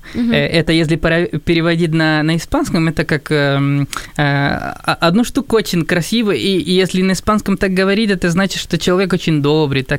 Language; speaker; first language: Russian; non-native, fluent; Spanish